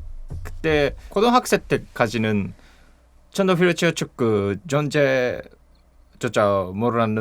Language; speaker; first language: Korean; non-native, fluent; Japanese